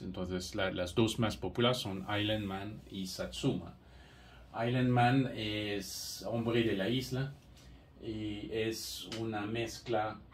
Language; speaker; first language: Spanish; non-native, fluent; English